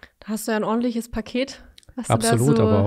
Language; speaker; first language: German; native; German